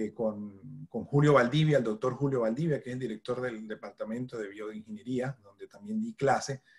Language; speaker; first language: Spanish; native; Spanish